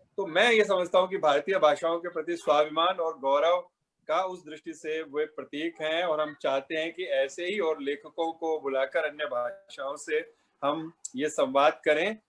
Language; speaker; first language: Hindi; native; Hindi